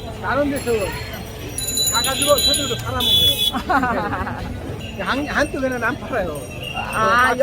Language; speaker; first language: Korean; non-native, learner; Bangla